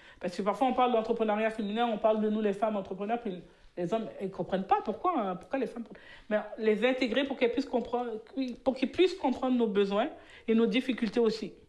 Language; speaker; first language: French; early bilingual, other home language; Haitian Creole